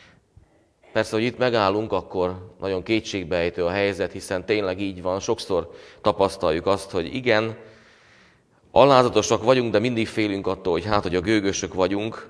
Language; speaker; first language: Hungarian; native; Hungarian